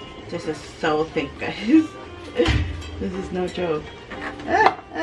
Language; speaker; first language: English; early bilingual, other home language; Spanish